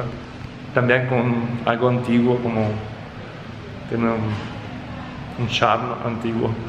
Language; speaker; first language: Spanish; non-native, fluent; Italian